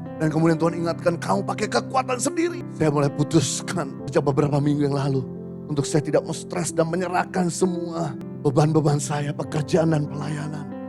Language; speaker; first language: Indonesian; native; Indonesian